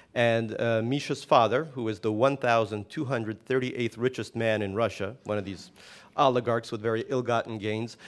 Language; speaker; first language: English; non-native, fluent; Russian